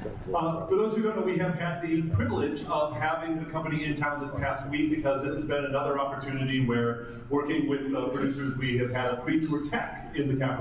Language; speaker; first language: English; native; English